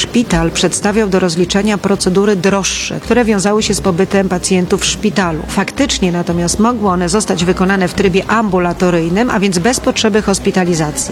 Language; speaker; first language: Polish; native; Polish